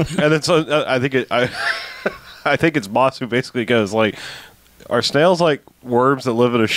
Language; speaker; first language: English; native; English